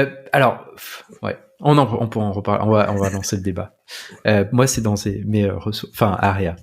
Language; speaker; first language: French; native; French